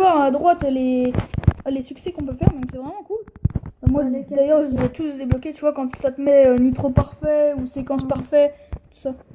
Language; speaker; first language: French; native; French